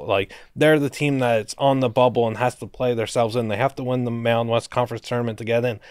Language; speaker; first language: English; native; English